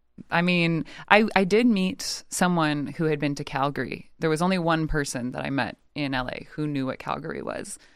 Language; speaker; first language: English; non-native, local second language; French